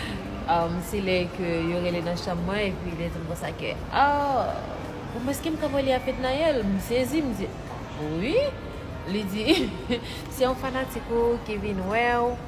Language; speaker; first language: French; non-native, learner; Haitian Creole